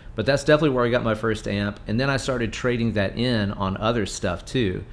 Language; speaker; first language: English; native; English